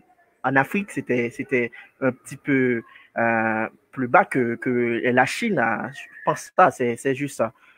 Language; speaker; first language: French; non-native, fluent; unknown